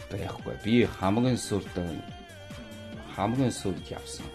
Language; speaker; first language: Mongolian; non-native, local second language; Chinese